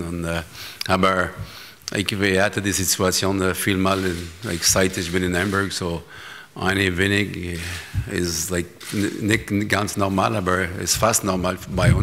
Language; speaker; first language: German; non-native, learner; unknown